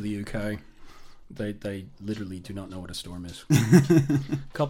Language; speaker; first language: English; native; English